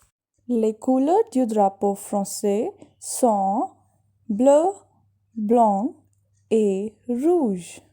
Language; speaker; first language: French; non-native, fluent; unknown